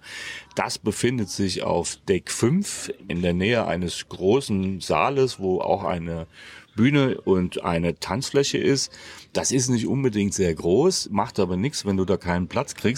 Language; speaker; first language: German; native; German